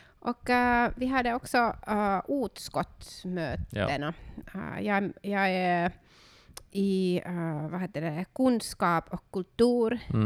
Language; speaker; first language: Swedish; non-native, learner; Finnish